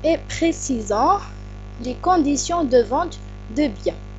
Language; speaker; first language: French; non-native, local second language; Arabic